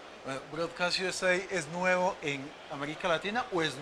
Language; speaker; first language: Spanish; native; Spanish